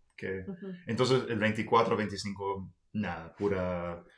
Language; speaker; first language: Spanish; non-native, fluent; English